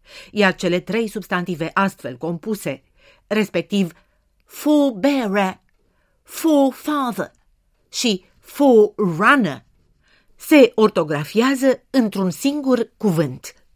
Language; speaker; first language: Romanian; native; Romanian